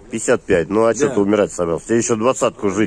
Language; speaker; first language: Russian; native; Russian